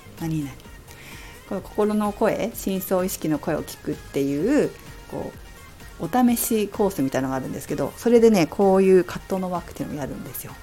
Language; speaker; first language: Japanese; native; Japanese